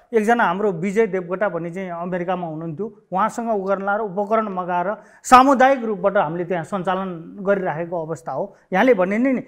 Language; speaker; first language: Nepali; native; Nepali